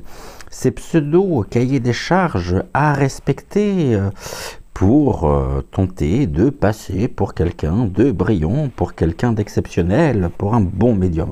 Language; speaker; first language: French; native; French